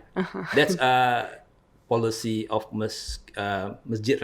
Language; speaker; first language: English; non-native, learner; Indonesian